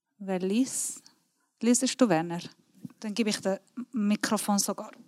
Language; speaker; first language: German; non-native, fluent; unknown